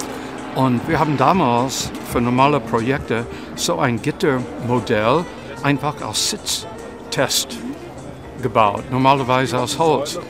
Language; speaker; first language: German; non-native, fluent; English